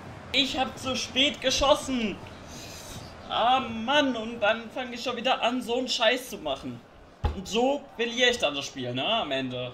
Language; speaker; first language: German; native; German